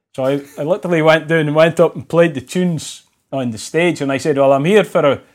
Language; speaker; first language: English; native; English